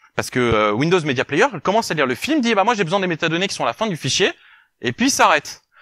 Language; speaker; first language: French; native; French